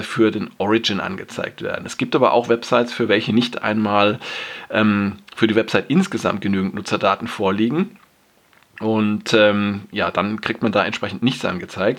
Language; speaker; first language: German; native; German